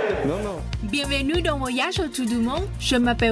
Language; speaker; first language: French; non-native, learner; Thai